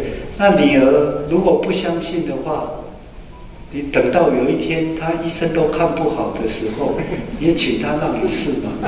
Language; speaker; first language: Chinese; native; Chinese